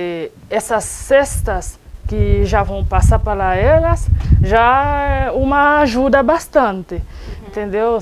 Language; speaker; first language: Portuguese; non-native, learner; Haitian Creole